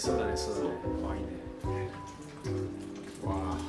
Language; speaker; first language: Japanese; non-native, learner; French